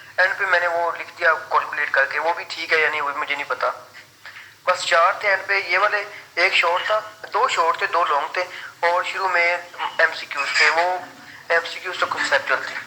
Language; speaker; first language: Urdu; native; Urdu